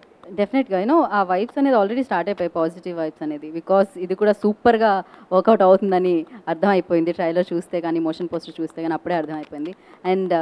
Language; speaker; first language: Telugu; native; Telugu